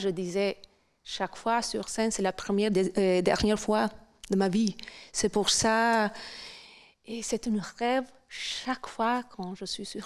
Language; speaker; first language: French; non-native, fluent; Albanian